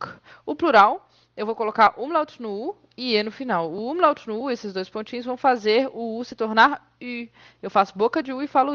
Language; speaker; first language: Portuguese; native; Portuguese